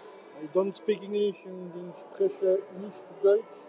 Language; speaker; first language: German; non-native, learner; French